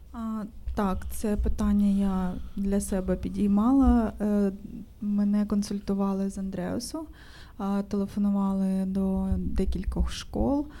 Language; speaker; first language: Ukrainian; native; Ukrainian